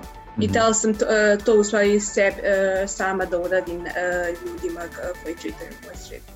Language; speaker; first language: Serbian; early bilingual, heritage; English